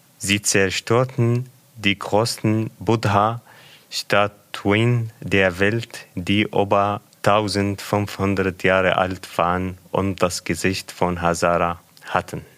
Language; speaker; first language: German; non-native, fluent; Persian